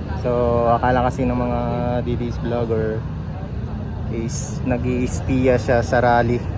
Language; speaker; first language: Filipino; native; Filipino